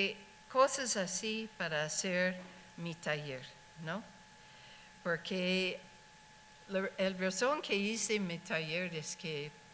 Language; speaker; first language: Spanish; non-native, fluent; English